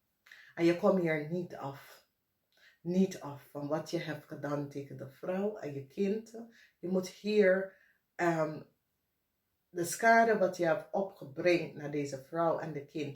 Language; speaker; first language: Dutch; non-native, fluent; English